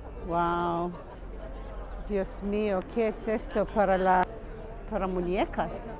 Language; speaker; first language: Spanish; non-native, learner; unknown